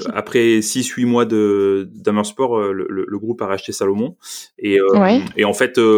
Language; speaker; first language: French; native; French